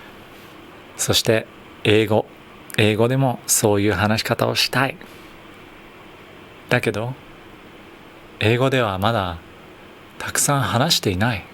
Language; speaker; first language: Japanese; native; Japanese